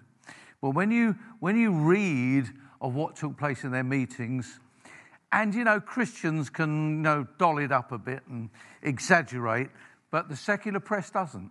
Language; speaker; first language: English; native; English